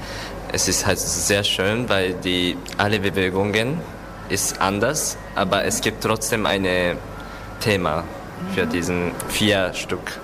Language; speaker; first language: German; non-native, learner; Japanese